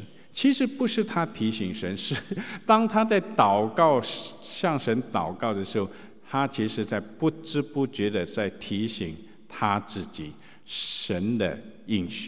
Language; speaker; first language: Chinese; native; Chinese